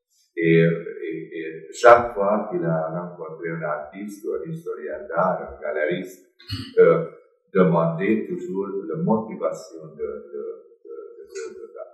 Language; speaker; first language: French; non-native, fluent; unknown